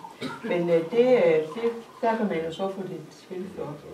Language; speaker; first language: Danish; native; Danish